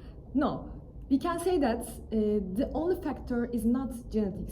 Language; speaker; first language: English; non-native, fluent; Turkish